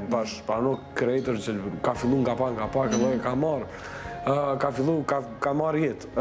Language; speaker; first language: Albanian; native; Albanian